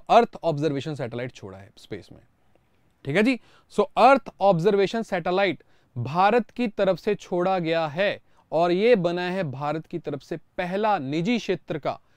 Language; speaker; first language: Hindi; non-native, local second language; Punjabi